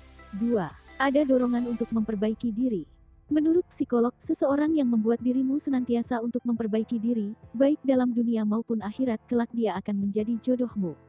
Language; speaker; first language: Indonesian; native; Indonesian